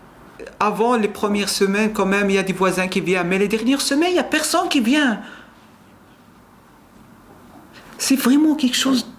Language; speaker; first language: French; non-native, learner; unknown